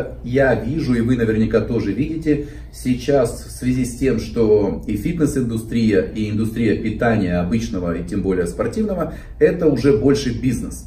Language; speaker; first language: Russian; native; Russian